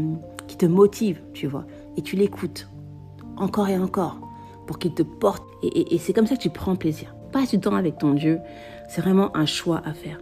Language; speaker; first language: French; native; French